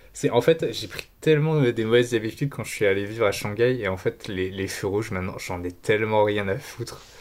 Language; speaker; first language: French; native; French